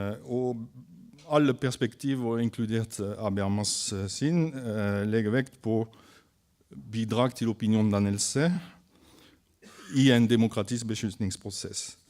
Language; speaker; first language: Norwegian; non-native, fluent; French